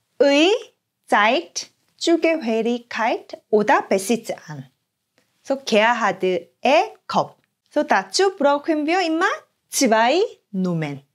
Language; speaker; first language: German; non-native, fluent; Korean